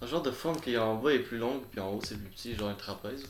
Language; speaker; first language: French; native; French